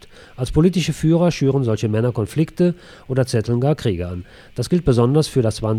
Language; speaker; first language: German; native; German